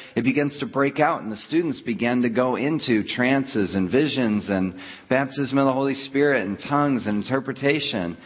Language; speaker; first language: English; native; English